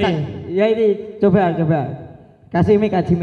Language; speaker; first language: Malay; non-native, local second language; Javanese